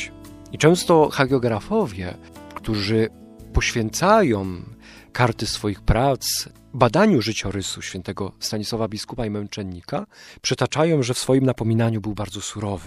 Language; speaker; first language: Polish; native; Polish